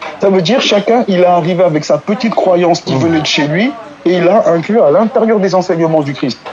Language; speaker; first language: French; non-native, local second language; Wolof